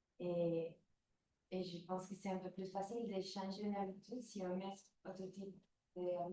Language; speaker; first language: French; non-native, fluent; Spanish